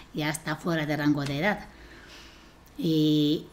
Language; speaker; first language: Spanish; non-native, fluent; Estonian